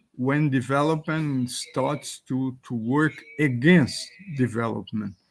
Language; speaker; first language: English; non-native, fluent; Portuguese